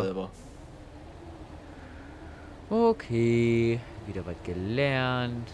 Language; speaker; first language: German; native; German